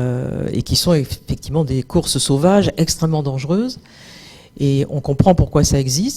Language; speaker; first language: French; native; French